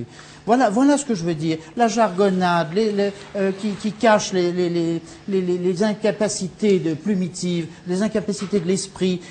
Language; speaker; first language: French; native; French